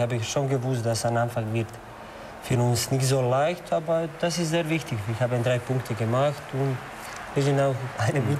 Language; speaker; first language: German; non-native, learner; Croatian